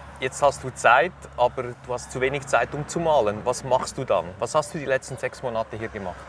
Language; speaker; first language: German; native; German